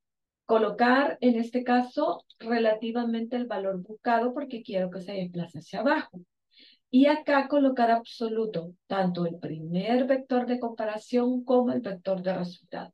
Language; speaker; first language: Spanish; native; Spanish